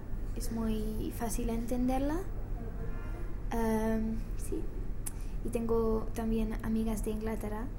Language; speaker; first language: Spanish; non-native, learner; English